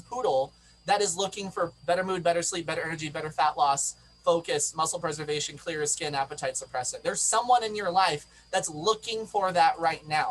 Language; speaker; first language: English; native; English